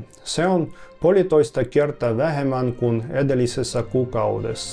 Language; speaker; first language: Finnish; non-native, fluent; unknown